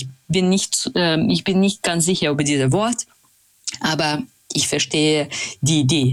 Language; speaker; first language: German; non-native, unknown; Russian